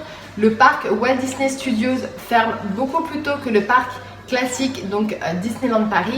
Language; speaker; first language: French; native; French